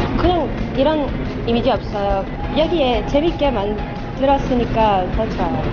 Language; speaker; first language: Korean; non-native, learner; French